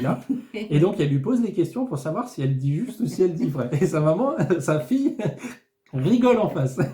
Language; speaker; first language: French; native; French